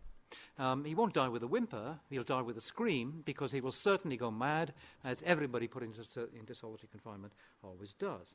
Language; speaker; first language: English; non-native, local second language; Welsh